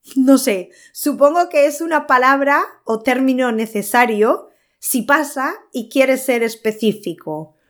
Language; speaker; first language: Spanish; native; Spanish